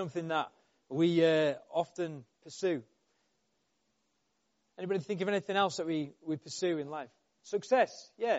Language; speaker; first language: English; native; English